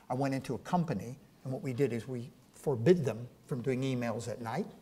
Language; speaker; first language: English; native; English